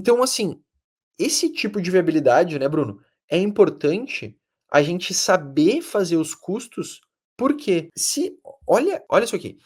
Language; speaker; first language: Portuguese; native; Portuguese